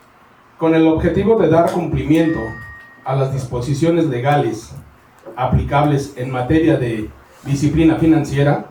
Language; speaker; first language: Spanish; native; Spanish